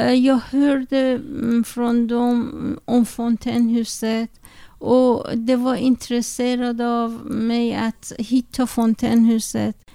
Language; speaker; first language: Swedish; non-native, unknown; Persian